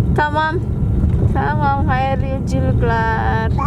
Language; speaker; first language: Turkish; non-native, learner; Indonesian